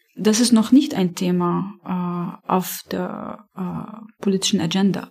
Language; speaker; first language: German; non-native, fluent; Arabic